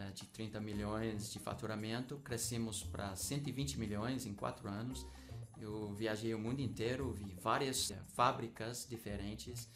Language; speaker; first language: Portuguese; non-native, fluent; English